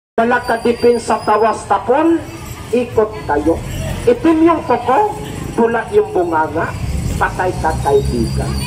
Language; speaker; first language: Filipino; non-native, local second language; Cebuano